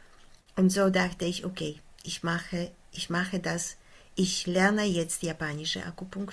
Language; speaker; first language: German; non-native, fluent; Polish